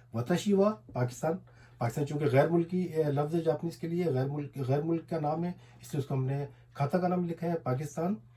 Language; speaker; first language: Urdu; non-native, local second language; Pashto